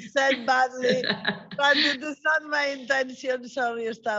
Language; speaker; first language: English; non-native, learner; Spanish